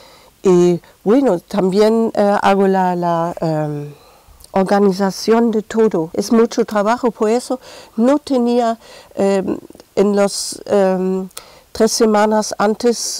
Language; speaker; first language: Spanish; non-native, fluent; German